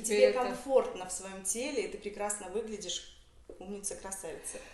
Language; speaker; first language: Russian; native; Russian